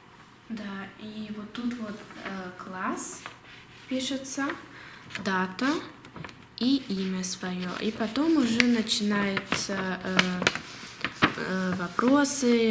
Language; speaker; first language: Russian; early bilingual, heritage; Russian